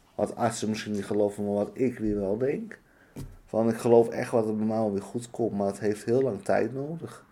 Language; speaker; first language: Dutch; native; Dutch